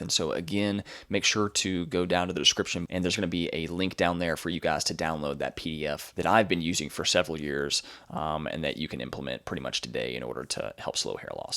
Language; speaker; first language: English; native; English